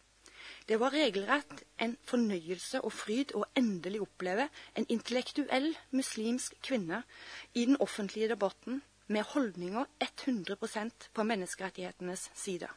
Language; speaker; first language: Norwegian; native; Norwegian